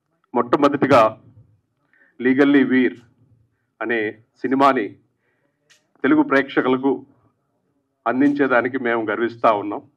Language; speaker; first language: Telugu; native; Telugu